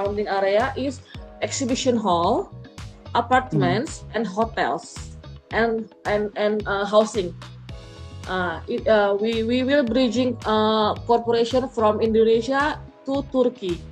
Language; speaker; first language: English; non-native, fluent; Indonesian